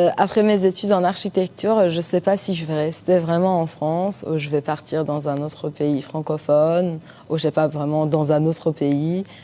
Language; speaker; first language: French; non-native, fluent; Persian